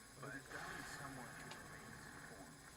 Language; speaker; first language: English; native; English